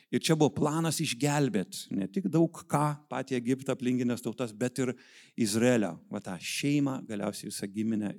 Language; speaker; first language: Lithuanian; native; Lithuanian